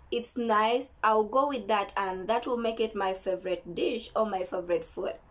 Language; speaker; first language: English; non-native, local second language; Ganda